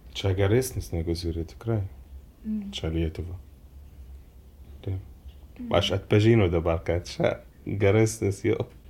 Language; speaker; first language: Lithuanian; non-native, learner; Arabic